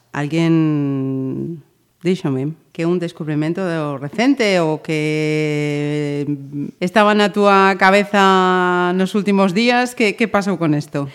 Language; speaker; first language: Galician; native; Galician